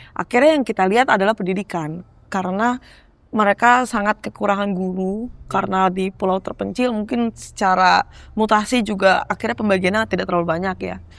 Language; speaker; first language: Indonesian; native; Indonesian